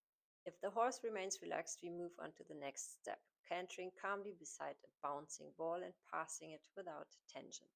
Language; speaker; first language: English; non-native, fluent; German